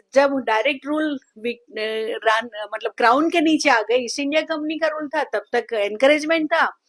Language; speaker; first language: Hindi; non-native, local second language; Gujarati